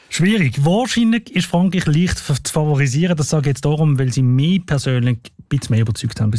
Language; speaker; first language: German; native; German